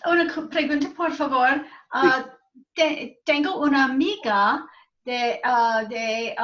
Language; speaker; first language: Spanish; non-native, learner; English